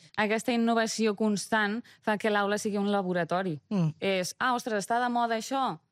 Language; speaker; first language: Catalan; early bilingual, other home language; Romanian